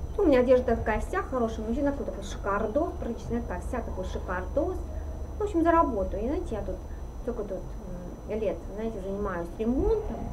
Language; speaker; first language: Russian; native; Russian